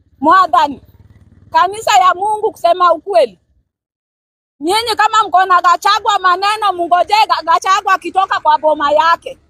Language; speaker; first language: Swahili; non-native, local second language; Luo (Kenya and Tanzania)